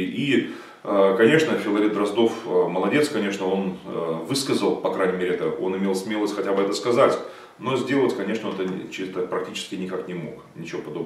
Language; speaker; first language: Russian; native; Russian